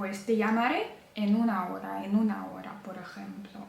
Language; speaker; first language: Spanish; non-native, fluent; Ukrainian